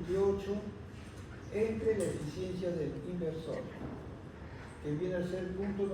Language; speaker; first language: Spanish; native; Spanish